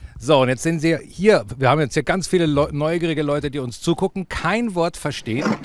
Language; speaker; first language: German; native; German